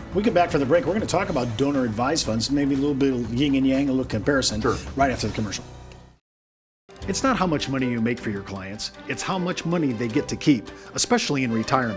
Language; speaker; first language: English; native; English